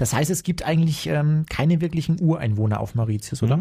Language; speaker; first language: German; native; German